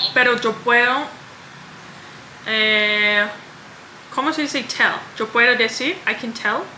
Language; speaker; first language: Spanish; non-native, learner; English